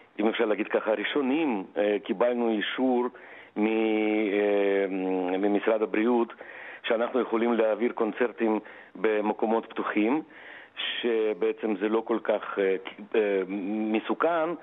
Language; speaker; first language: Hebrew; non-native, fluent; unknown